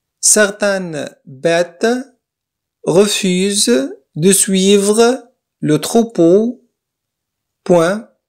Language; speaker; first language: French; non-native, local second language; Arabic